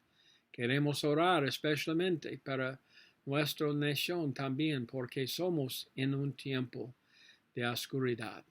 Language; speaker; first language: Spanish; non-native, learner; English